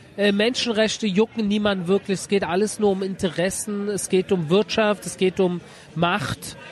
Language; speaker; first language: German; early bilingual, other home language; Persian